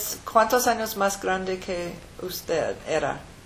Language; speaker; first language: Spanish; non-native, learner; English